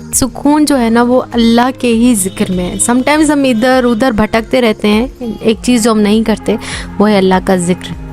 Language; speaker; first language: Urdu; native; Urdu